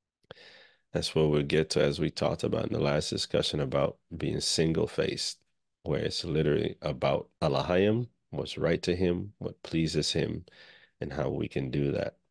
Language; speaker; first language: English; native; English